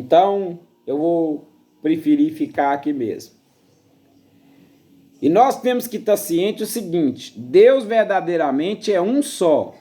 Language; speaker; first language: Portuguese; native; Portuguese